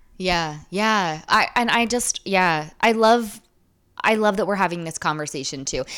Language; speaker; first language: English; native; English